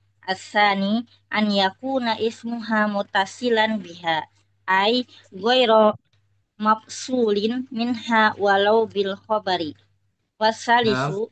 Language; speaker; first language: Arabic; non-native, learner; Indonesian